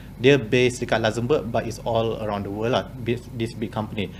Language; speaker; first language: English; non-native, local second language; Malay